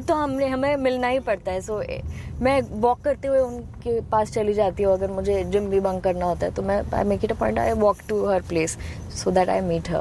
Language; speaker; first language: Hindi; native; Hindi